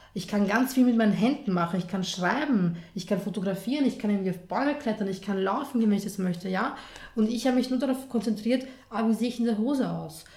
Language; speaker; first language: German; early bilingual, other home language; Serbian